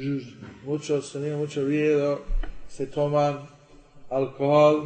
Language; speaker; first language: Spanish; non-native, learner; English